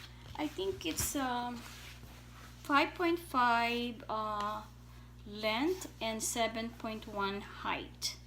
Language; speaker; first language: English; non-native, fluent; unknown